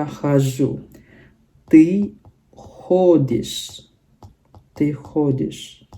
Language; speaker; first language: Russian; non-native, fluent; Indonesian